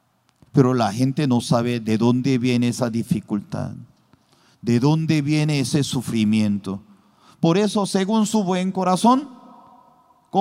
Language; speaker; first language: Spanish; non-native, learner; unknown